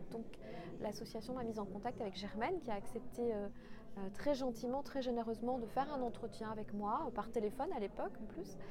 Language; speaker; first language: French; non-native, local second language; Kinyarwanda